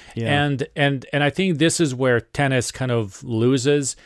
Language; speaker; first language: English; non-native, fluent; Serbian